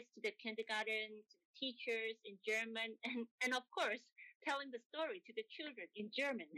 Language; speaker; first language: English; non-native, local second language; Cantonese